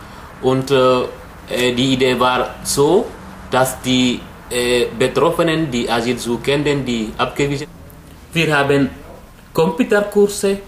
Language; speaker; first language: German; non-native, fluent; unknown